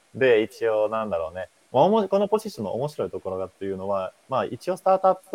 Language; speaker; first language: Japanese; non-native, fluent; Finnish